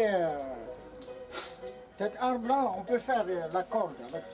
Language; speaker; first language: French; non-native, local second language; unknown